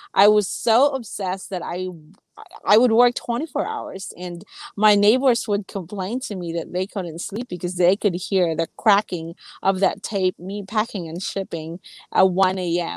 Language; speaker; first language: English; non-native, local second language; Cebuano